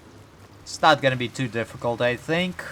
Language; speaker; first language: English; native; English